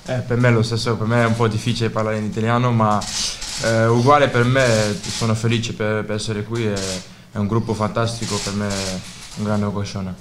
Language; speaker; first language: Italian; non-native, learner; Dutch